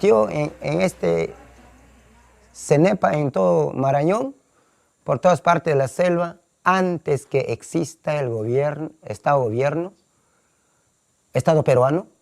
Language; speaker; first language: Spanish; non-native, local second language; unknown